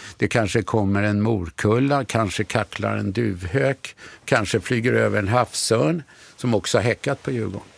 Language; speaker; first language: Swedish; native; Swedish